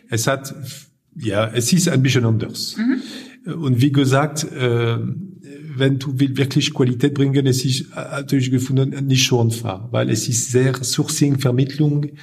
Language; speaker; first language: German; non-native, fluent; French